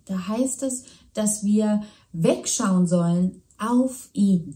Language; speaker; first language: German; native; German